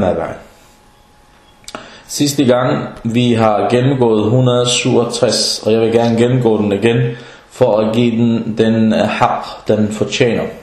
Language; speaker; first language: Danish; early bilingual, other home language; Arabic